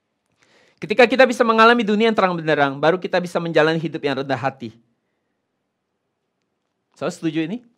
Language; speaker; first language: Indonesian; native; Indonesian